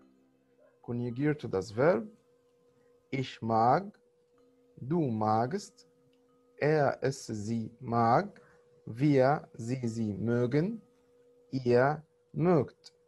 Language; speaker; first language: German; non-native, fluent; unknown